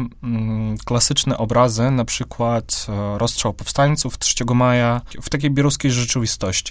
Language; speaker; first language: Polish; non-native, fluent; Russian